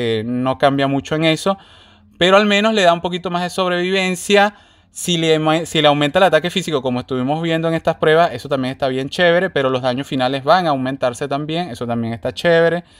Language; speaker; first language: Spanish; native; Spanish